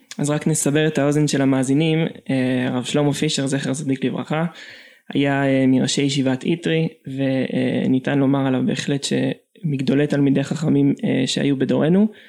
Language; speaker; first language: Hebrew; native; Hebrew